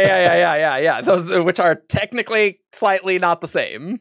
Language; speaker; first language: English; native; English